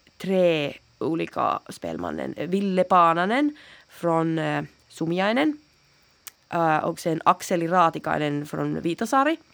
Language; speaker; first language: Swedish; non-native, local second language; Finnish